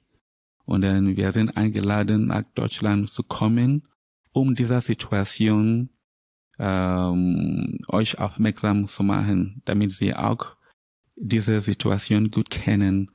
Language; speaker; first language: German; non-native, learner; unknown